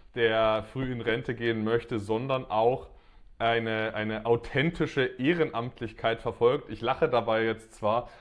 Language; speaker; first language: German; native; German